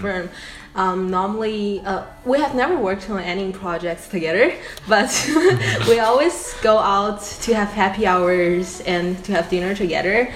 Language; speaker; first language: English; non-native, fluent; Chinese